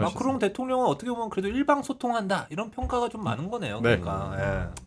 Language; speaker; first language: Korean; native; Korean